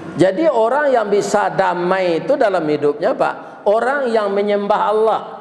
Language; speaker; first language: Malay; non-native, local second language; Minangkabau